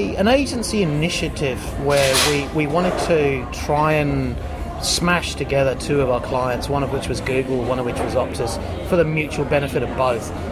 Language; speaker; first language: English; native; English